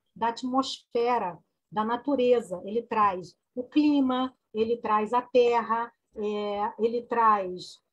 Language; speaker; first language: Portuguese; native; Portuguese